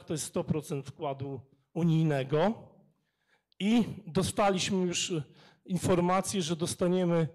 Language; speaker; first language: Polish; native; Polish